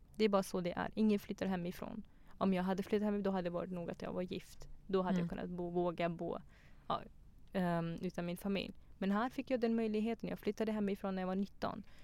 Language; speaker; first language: Swedish; early bilingual, other home language; Persian